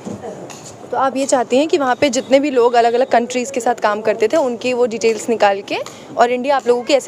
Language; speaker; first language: Hindi; native; Hindi